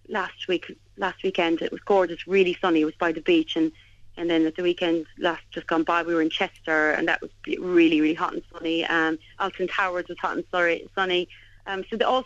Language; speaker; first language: English; native; English